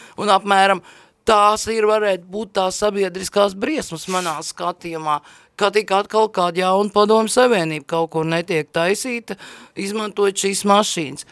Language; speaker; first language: Latvian; native; Latvian